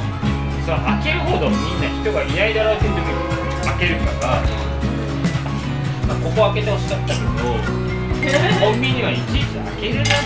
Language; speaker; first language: Japanese; native; Japanese